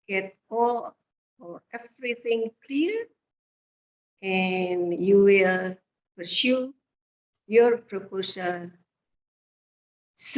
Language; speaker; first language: English; non-native, fluent; Indonesian